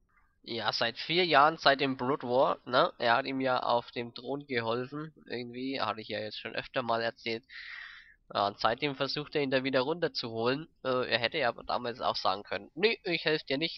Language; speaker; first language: German; native; German